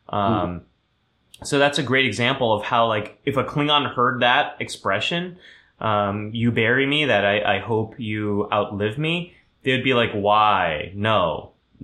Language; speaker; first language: English; early bilingual, other home language; German